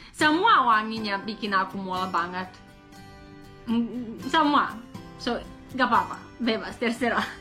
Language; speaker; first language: Indonesian; non-native, learner; English